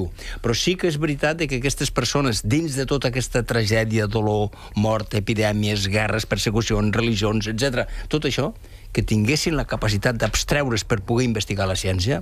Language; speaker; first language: Catalan; native; Catalan